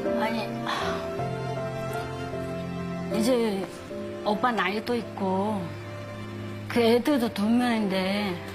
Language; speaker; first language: Korean; non-native, learner; Vietnamese